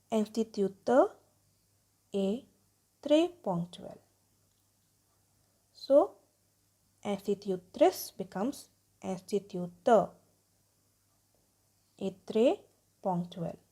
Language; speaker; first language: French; non-native, fluent; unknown